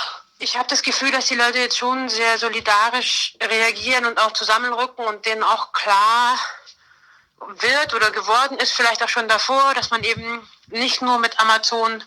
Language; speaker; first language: German; native; German